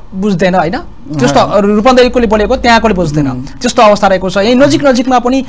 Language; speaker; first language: Nepali; native; Nepali